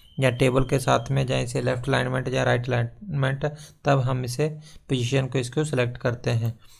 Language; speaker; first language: Hindi; non-native, local second language; Punjabi